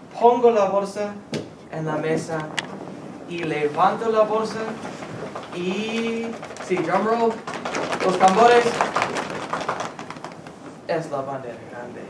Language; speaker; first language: Spanish; non-native, fluent; English